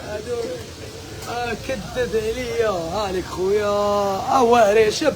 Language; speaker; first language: Arabic; native; Arabic